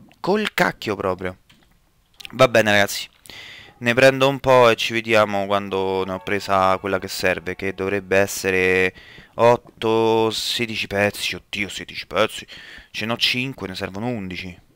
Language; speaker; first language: Italian; native; Italian